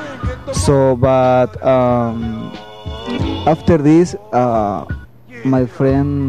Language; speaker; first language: English; non-native, learner; Spanish